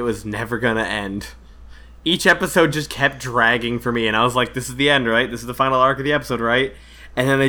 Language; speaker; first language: English; native; English